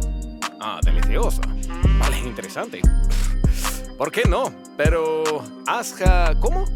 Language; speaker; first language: Spanish; non-native, learner; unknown